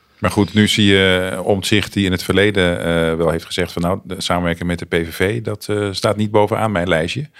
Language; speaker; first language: Dutch; native; Dutch